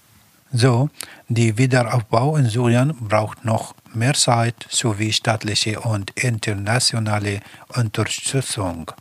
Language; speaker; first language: German; non-native, fluent; Arabic